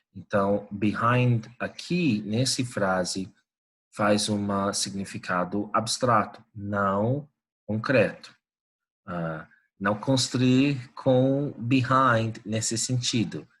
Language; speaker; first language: Portuguese; non-native, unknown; English